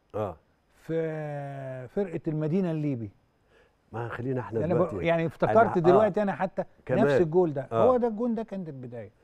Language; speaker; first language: Arabic; native; Arabic